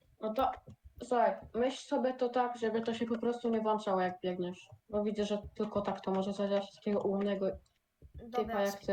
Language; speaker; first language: Polish; native; Polish